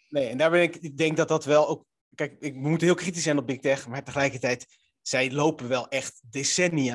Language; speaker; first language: Dutch; native; Dutch